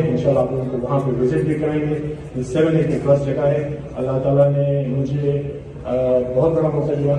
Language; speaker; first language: Urdu; early bilingual, heritage; Urdu